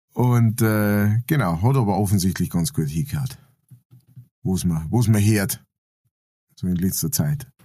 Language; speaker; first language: German; native; German